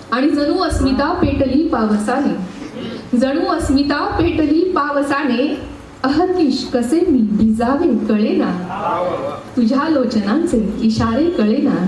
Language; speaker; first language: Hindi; non-native, local second language; Marathi